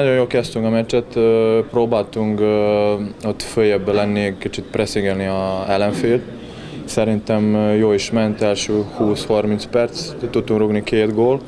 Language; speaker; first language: Hungarian; non-native, fluent; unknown